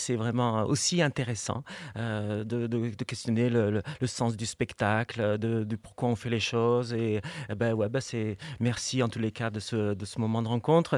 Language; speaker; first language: French; native; French